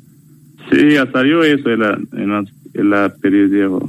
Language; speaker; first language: Spanish; non-native, learner; Arabic